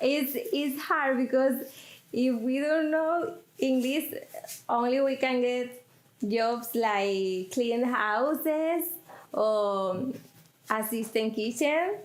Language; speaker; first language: English; non-native, learner; Spanish